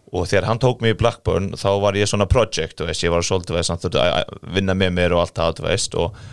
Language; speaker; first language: Icelandic; non-native, fluent; Faroese